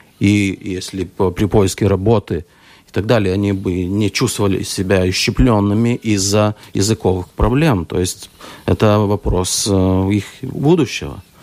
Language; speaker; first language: Russian; non-native, local second language; Lithuanian